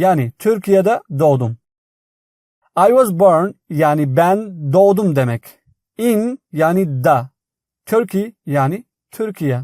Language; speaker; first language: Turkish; non-native, fluent; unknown